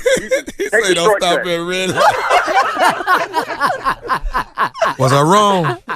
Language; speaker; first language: English; native; English